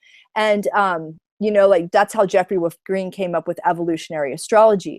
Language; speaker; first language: English; native; English